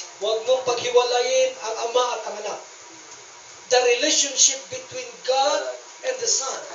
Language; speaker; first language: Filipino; non-native, local second language; Cebuano